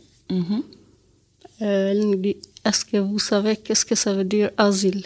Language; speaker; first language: French; non-native, learner; Albanian